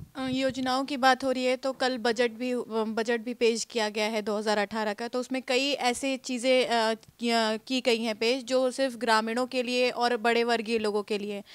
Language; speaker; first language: Hindi; native; Hindi